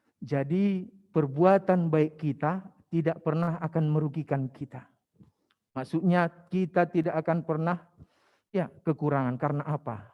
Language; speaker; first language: Indonesian; native; Indonesian